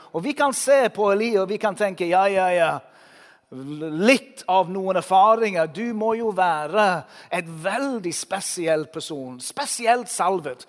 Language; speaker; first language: Norwegian; non-native, fluent; English